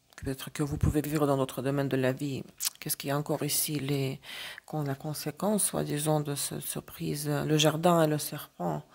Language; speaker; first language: French; non-native, fluent; Russian